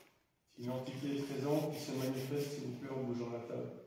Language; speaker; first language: French; native; French